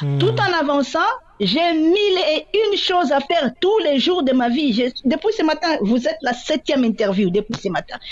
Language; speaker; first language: French; non-native, local second language; Swahili